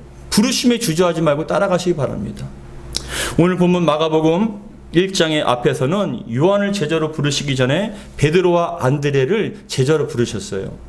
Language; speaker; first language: Korean; native; Korean